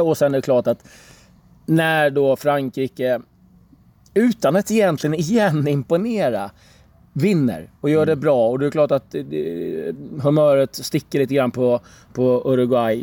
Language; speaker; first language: Swedish; native; Swedish